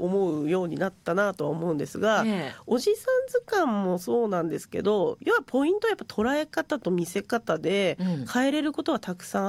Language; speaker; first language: Japanese; native; Japanese